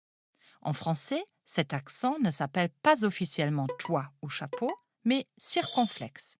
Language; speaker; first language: French; non-native, fluent; German